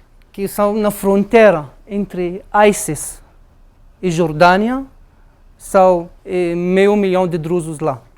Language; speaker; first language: Portuguese; non-native, learner; Arabic